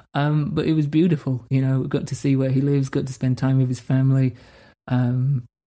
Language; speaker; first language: English; native; English